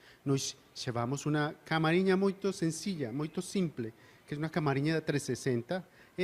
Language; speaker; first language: Portuguese; non-native, learner; Spanish